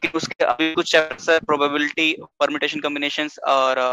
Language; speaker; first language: Hindi; native; Hindi